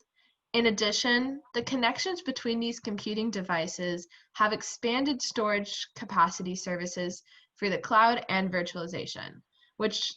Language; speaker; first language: English; native; English